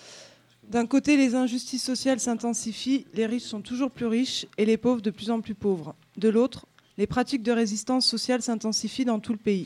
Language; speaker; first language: French; native; French